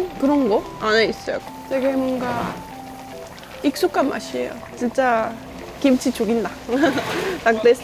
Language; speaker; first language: Korean; non-native, fluent; Estonian